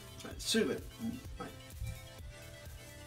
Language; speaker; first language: Japanese; non-native, learner; English